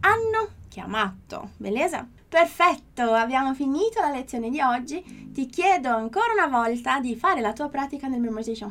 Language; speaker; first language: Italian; non-native, fluent; Portuguese